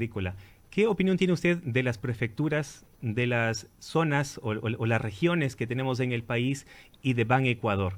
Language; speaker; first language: Spanish; native; Spanish